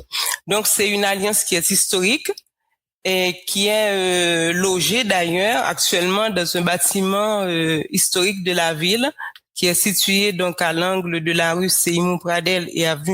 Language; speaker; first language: French; non-native, local second language; Haitian Creole